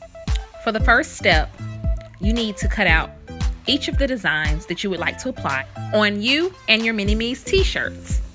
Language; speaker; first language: English; native; English